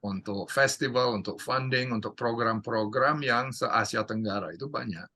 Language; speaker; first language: Indonesian; non-native, fluent; English